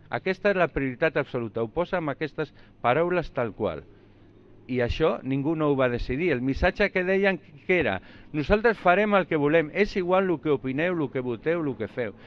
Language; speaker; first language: Catalan; non-native, local second language; Spanish